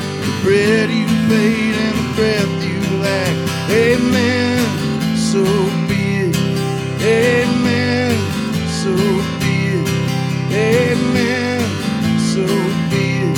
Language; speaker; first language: English; native; English